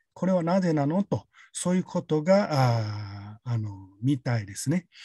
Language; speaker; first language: Japanese; non-native, fluent; Chinese